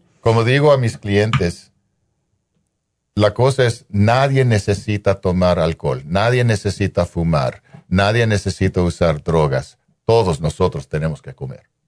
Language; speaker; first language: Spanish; non-native, fluent; English